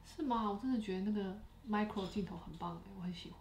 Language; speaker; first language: Chinese; native; Chinese